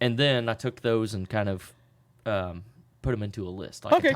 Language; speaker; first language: English; native; English